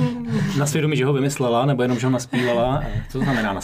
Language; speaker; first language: Czech; native; Czech